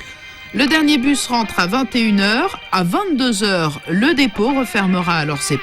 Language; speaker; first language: French; native; French